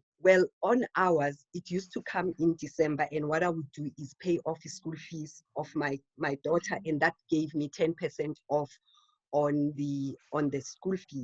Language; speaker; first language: English; non-native, local second language; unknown